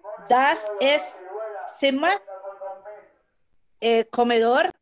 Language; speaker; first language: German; non-native, learner; Spanish